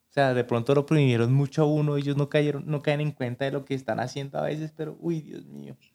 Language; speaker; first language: Spanish; native; Spanish